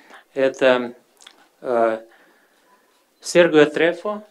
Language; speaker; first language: Russian; native; Russian